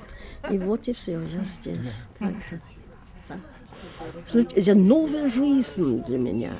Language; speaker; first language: Russian; non-native, fluent; English